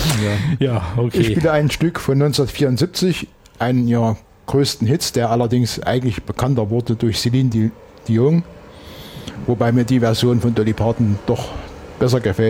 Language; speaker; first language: German; native; German